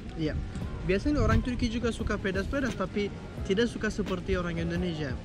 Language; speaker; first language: Indonesian; non-native, learner; Turkish